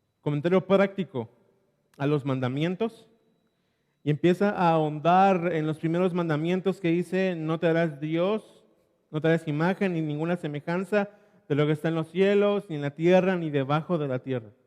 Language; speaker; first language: Spanish; native; Spanish